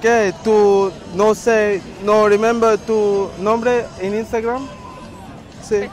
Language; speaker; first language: Spanish; non-native, learner; English